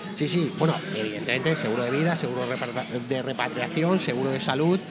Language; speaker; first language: Spanish; native; Spanish